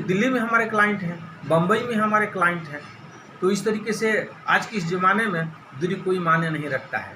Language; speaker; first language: Hindi; native; Hindi